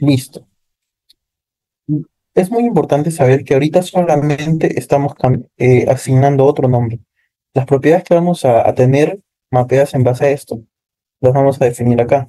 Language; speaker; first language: Spanish; native; Spanish